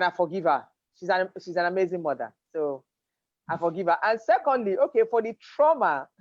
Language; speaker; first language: English; non-native, local second language; Yoruba